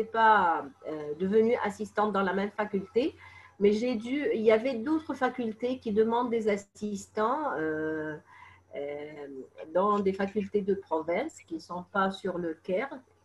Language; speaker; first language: French; non-native, fluent; Arabic